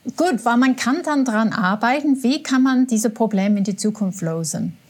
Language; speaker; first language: German; non-native, fluent; English